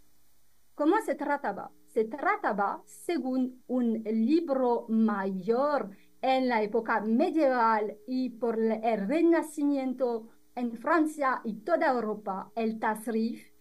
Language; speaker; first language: Spanish; non-native, fluent; French